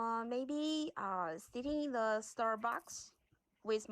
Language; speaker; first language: English; non-native, learner; Chinese